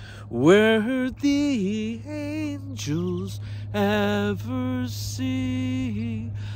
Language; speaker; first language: English; native; English